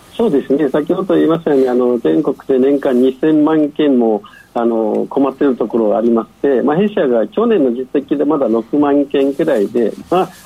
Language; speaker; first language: Japanese; non-native, fluent; Chinese